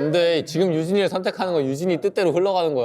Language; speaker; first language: Korean; native; Korean